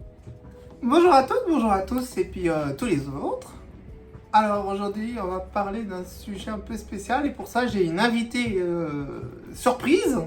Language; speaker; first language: French; native; French